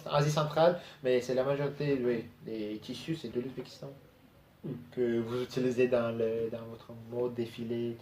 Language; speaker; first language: French; non-native, learner; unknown